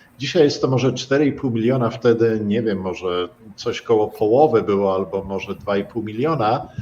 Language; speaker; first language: Polish; native; Polish